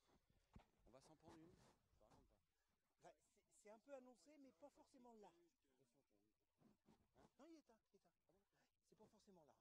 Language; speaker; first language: French; native; French